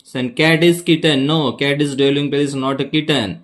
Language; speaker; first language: Hindi; non-native, local second language; Marathi